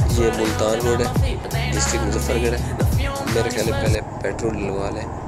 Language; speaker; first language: Urdu; non-native, local second language; Saraiki